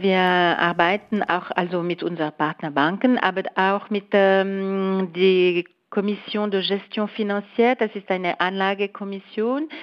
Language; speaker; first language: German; non-native, local second language; French